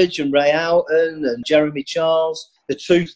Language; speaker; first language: English; native; English